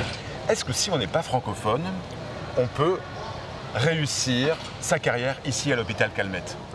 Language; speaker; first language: French; native; French